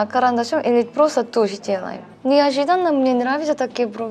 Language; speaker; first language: Russian; non-native, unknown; Korean